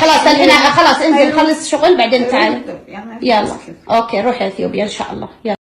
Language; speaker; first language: Arabic; native; Arabic